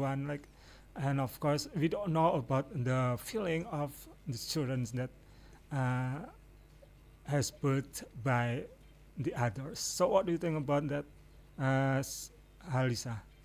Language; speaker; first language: English; non-native, fluent; Indonesian